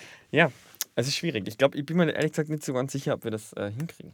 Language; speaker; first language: German; native; German